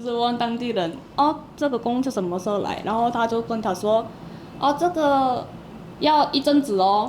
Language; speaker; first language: Chinese; non-native, fluent; Korean